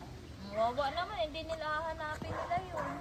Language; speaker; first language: Filipino; native; Filipino